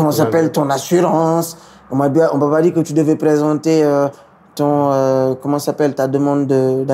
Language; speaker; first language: French; non-native, local second language; Wolof